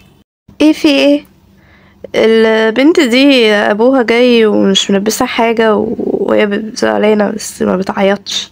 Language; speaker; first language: Arabic; native; Arabic